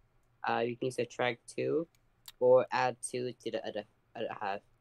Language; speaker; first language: English; native; English